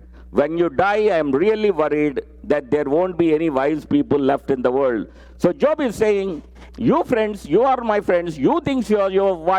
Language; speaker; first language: English; non-native, local second language; Telugu